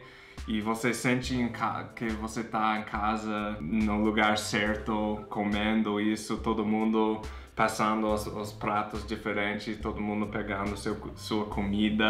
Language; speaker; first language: Portuguese; non-native, fluent; English